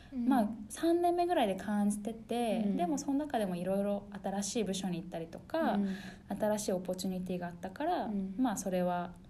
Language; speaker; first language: Japanese; early bilingual, other home language; Chinese